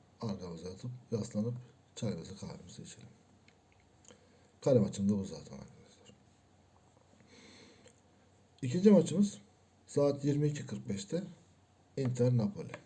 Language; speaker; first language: Turkish; native; Turkish